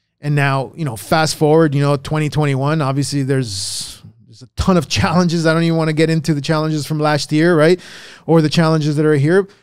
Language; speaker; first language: English; early bilingual, other home language; Spanish